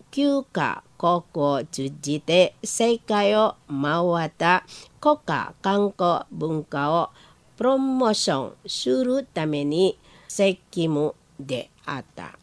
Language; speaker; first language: Japanese; non-native, learner; Indonesian